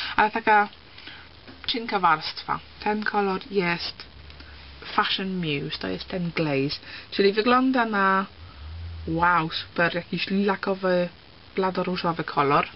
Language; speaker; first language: Polish; early bilingual, heritage; Polish